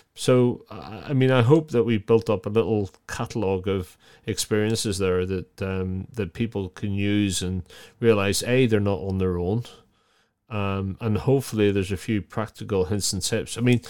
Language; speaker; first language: English; native; English